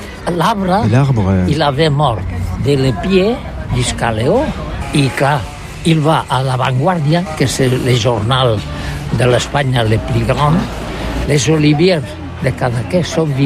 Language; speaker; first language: French; non-native, learner; Catalan